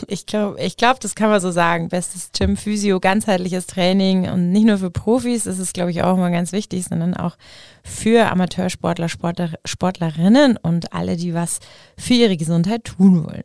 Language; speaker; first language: German; native; German